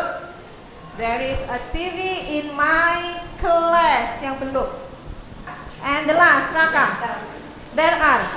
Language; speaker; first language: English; non-native, fluent; Indonesian